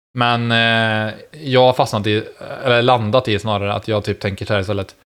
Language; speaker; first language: Swedish; native; Swedish